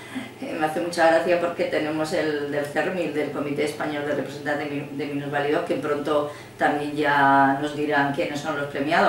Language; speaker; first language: Spanish; native; Spanish